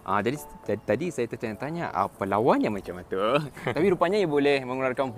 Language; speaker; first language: Malay; native; Malay